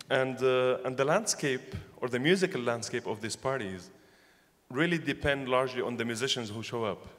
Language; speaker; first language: English; non-native, fluent; Arabic